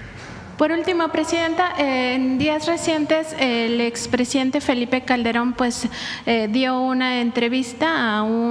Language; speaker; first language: Spanish; native; Spanish